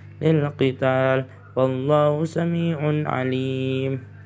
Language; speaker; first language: Arabic; non-native, learner; Indonesian